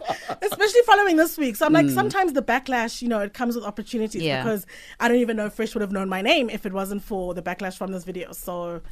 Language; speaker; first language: English; native; English